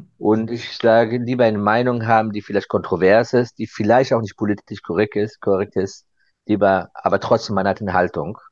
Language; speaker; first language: German; early bilingual, other home language; Persian